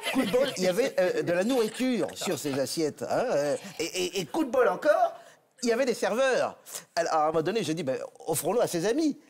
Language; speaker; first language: French; native; French